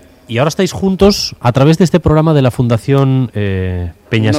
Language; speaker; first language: Spanish; native; Spanish